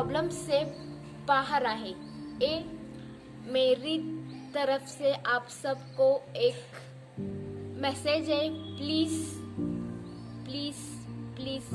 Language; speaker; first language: Hindi; non-native, local second language; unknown